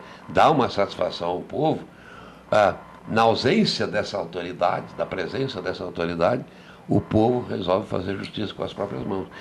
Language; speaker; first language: Portuguese; native; Portuguese